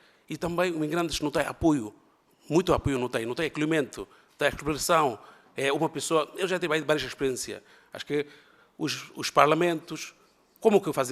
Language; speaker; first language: Portuguese; non-native, learner; Bangla